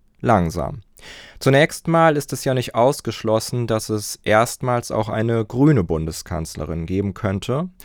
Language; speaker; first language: German; native; German